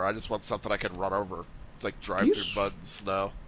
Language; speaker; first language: English; native; English